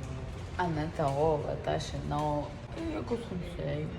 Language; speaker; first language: Japanese; non-native, learner; Russian